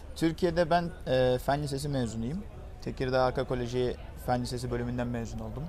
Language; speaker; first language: Turkish; native; Turkish